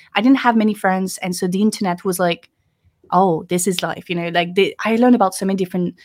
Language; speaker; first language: English; non-native, fluent; French